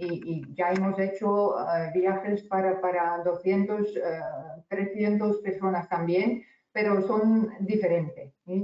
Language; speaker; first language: Spanish; non-native, fluent; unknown